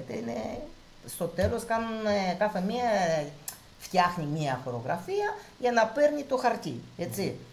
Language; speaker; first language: Greek; non-native, fluent; Russian